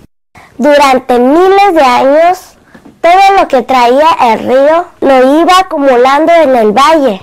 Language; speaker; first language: Spanish; early bilingual, other home language; Cantonese